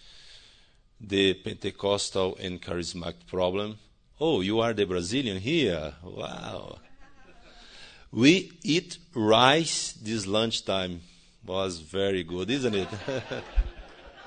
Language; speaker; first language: English; non-native, learner; Portuguese